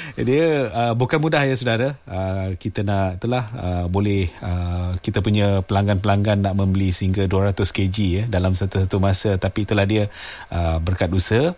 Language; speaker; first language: Malay; non-native, local second language; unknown